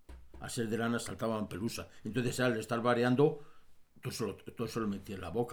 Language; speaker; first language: Spanish; native; Spanish